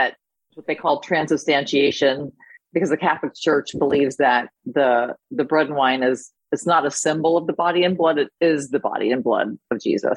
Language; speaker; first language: English; native; English